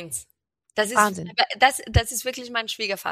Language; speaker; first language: German; non-native, fluent; Portuguese